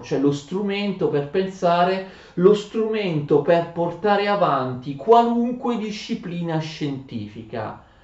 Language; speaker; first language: Italian; native; Italian